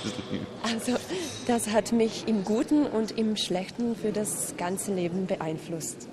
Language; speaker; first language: German; non-native, fluent; Czech